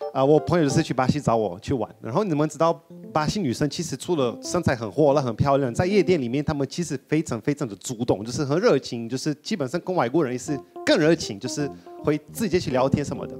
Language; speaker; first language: Chinese; non-native, fluent; Portuguese